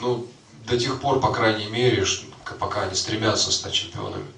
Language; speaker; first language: Russian; native; Russian